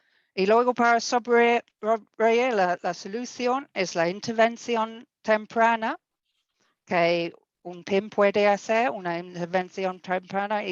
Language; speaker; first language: Spanish; non-native, fluent; English